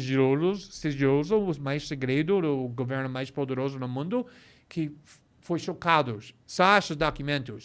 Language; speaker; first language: Portuguese; non-native, fluent; English